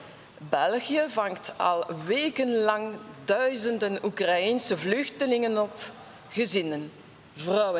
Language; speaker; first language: Dutch; non-native, local second language; French